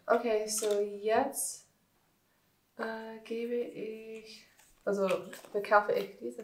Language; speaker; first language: German; non-native, learner; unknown